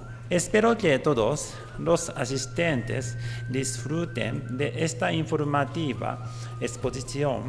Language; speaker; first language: Spanish; non-native, fluent; Japanese